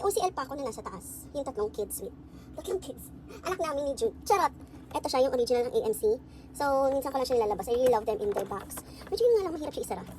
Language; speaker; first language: Filipino; native; Filipino